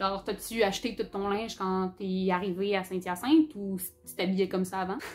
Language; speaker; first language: French; native; French